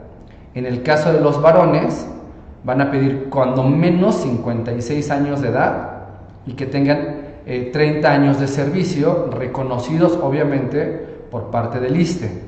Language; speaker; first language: Spanish; native; Spanish